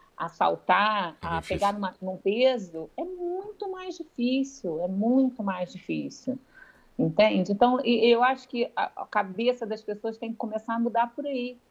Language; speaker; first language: Portuguese; native; Portuguese